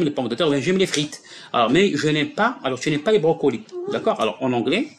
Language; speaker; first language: French; non-native, local second language; Arabic